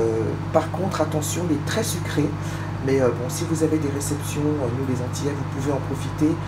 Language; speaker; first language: French; native; French